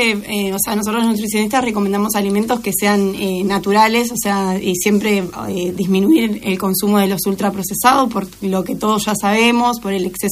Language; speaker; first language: Spanish; native; Spanish